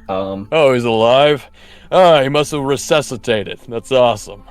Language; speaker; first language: English; native; English